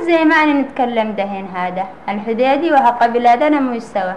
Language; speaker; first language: Arabic; non-native, learner; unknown